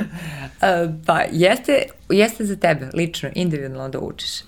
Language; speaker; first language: Serbian; early bilingual, heritage; Serbian